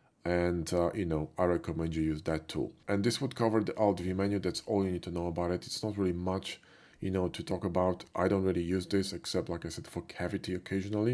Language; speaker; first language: English; non-native, fluent; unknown